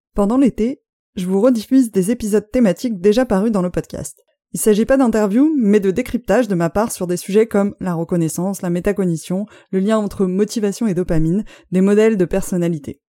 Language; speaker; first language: French; native; French